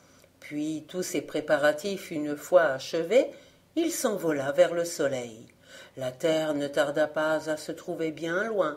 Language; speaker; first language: French; native; French